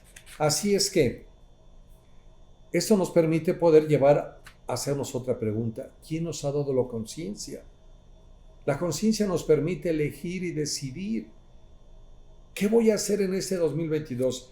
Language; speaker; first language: Spanish; native; Spanish